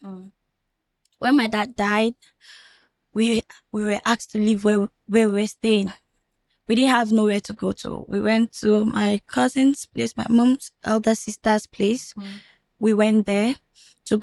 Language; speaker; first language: English; non-native, local second language; Fula